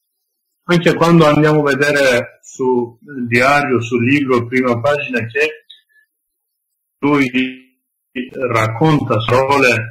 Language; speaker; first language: Italian; non-native, learner; Kurdish